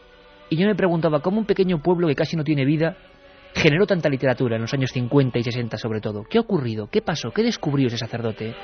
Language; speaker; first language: Spanish; native; Spanish